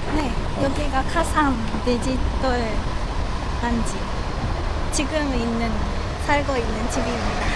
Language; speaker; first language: Korean; non-native, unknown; Japanese